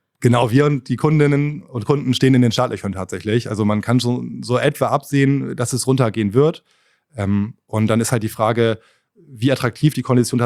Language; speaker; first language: German; native; German